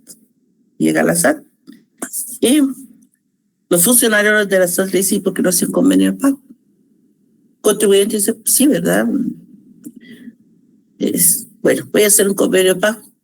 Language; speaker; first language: Spanish; native; Spanish